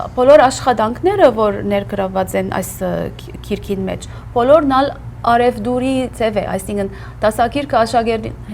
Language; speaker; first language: Armenian; early bilingual, heritage; Armenian